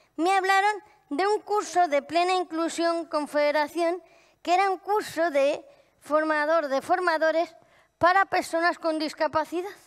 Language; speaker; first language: Spanish; native; Spanish